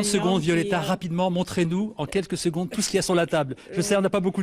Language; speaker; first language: French; native; French